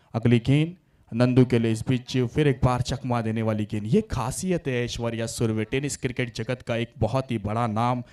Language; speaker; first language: Hindi; non-native, local second language; Marathi